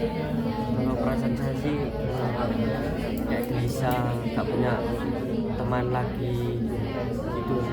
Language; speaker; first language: Indonesian; native; Indonesian